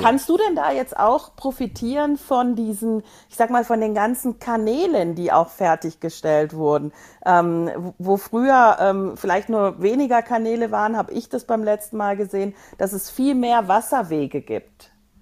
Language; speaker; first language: German; native; German